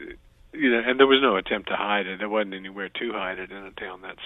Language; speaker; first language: English; native; English